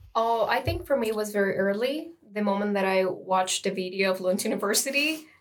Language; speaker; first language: English; non-native, fluent; Spanish